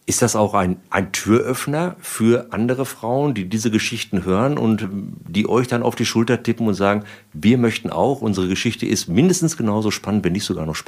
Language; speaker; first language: German; native; German